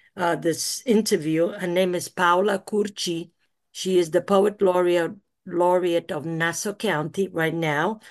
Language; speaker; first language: English; early bilingual, other home language; Italian